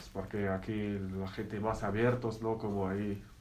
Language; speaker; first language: Spanish; non-native, learner; Arabic